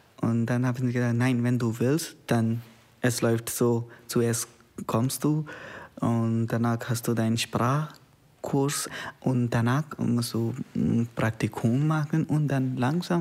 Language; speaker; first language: German; non-native, learner; Konkani